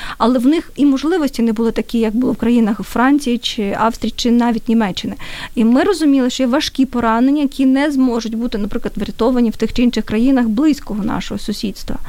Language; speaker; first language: Ukrainian; native; Ukrainian